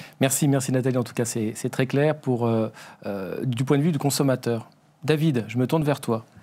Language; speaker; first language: French; native; French